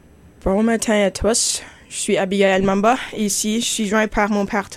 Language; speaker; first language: French; non-native, local second language; English